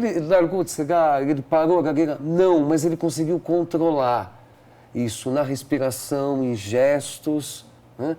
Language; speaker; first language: Portuguese; native; Portuguese